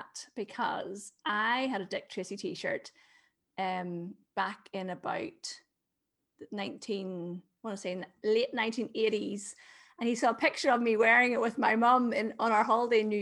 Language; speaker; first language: English; native; English